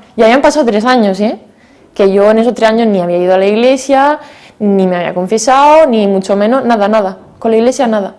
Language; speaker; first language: Spanish; native; Spanish